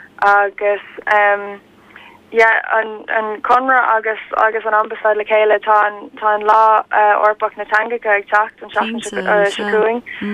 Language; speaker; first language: Irish; non-native, learner; German